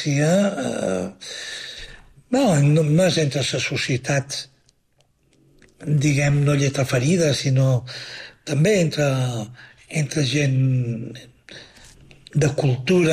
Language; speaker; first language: Catalan; native; Catalan